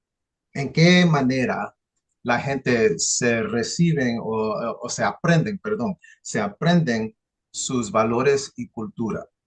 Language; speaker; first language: Spanish; early bilingual, heritage; English